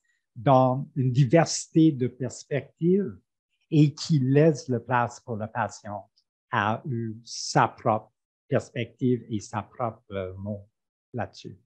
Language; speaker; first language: French; non-native, fluent; English